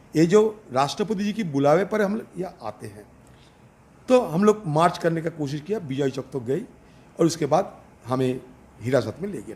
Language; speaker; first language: Hindi; non-native, local second language; Bangla